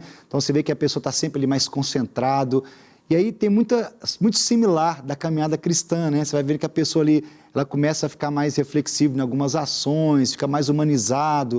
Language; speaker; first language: Portuguese; native; Portuguese